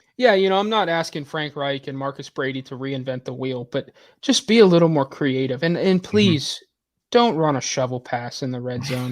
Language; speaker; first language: English; native; English